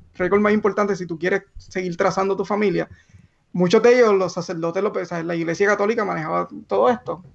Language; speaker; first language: Spanish; native; Spanish